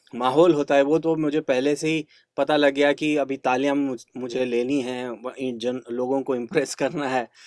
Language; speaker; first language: Hindi; non-native, local second language; Kannada